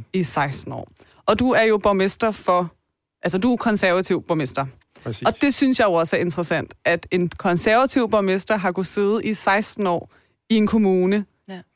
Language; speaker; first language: Danish; early bilingual, other home language; Persian